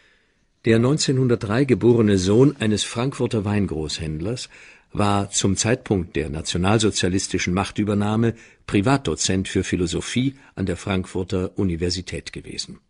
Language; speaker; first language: German; native; German